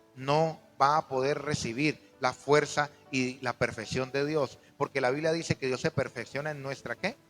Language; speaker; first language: Spanish; native; Spanish